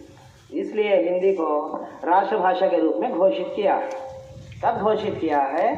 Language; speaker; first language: Hindi; non-native, local second language; Telugu